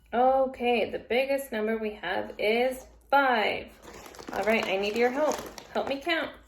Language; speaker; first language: English; native; English